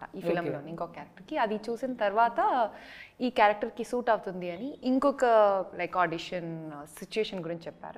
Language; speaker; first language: Telugu; non-native, local second language; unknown